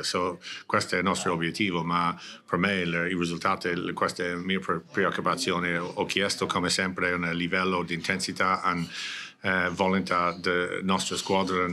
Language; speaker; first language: Italian; non-native, learner; English